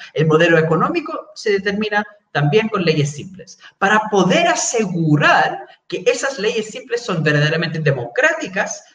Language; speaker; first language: Spanish; non-native, fluent; English